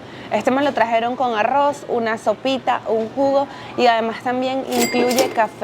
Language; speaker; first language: Spanish; native; Spanish